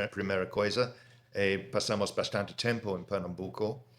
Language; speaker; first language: Portuguese; non-native, fluent; English